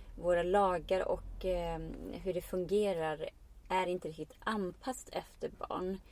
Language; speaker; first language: Swedish; non-native, fluent; Icelandic